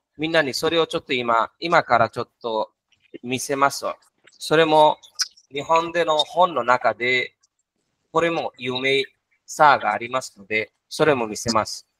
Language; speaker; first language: Japanese; non-native, fluent; Bangla